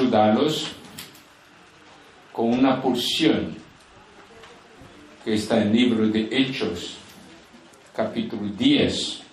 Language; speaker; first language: Spanish; non-native, fluent; Portuguese